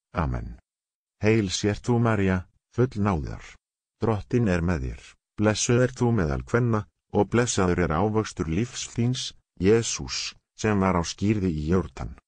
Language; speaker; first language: Icelandic; non-native, learner; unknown